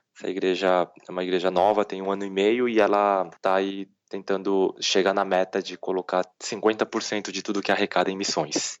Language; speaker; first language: Portuguese; early bilingual, other home language; Korean